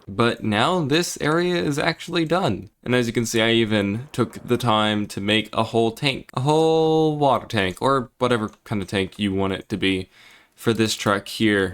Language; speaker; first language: English; native; English